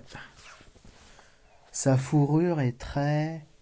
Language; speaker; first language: French; native; French